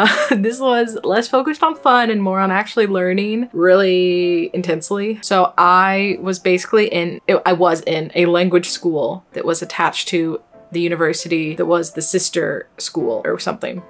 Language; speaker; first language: English; native; English